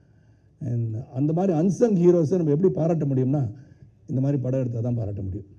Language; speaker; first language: Tamil; native; Tamil